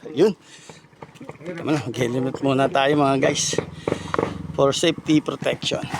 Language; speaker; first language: Filipino; native; Filipino